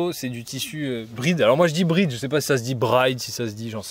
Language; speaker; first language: French; native; French